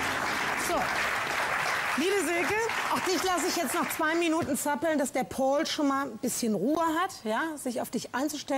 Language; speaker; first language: German; native; German